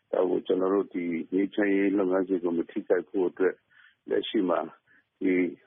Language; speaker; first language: Burmese; non-native, local second language; Karen languages